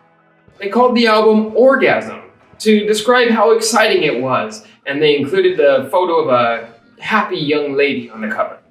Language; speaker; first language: English; native; English